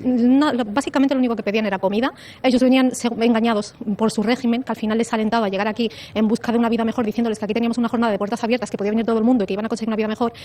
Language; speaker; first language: Spanish; native; Spanish